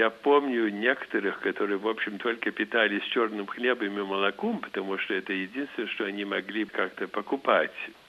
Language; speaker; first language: Russian; early bilingual, heritage; Russian